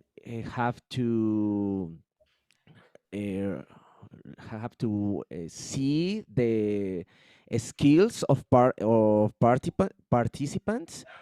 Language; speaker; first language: English; non-native, learner; Spanish